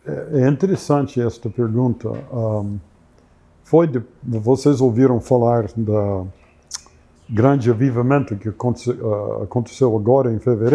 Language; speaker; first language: Portuguese; non-native, fluent; English